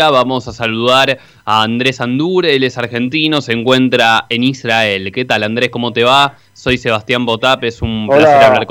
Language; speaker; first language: Spanish; native; Spanish